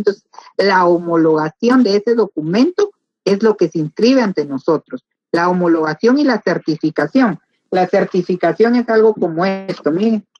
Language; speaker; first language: Spanish; native; Spanish